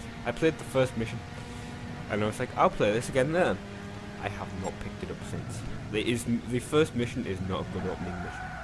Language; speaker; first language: English; native; English